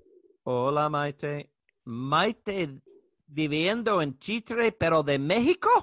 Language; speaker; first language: Spanish; non-native, learner; English